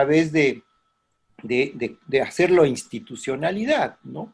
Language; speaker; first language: Spanish; native; Spanish